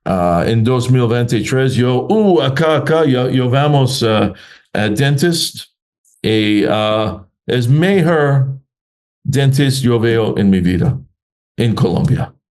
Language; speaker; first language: Spanish; non-native, learner; English